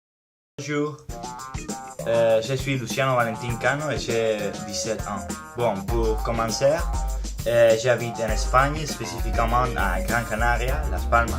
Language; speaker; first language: French; non-native, fluent; Spanish